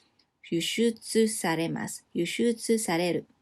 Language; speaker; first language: Japanese; non-native, fluent; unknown